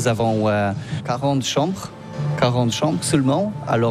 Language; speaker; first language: French; non-native, learner; Polish